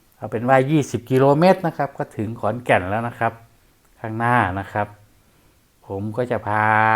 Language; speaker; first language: Thai; non-native, local second language; Northeastern Thai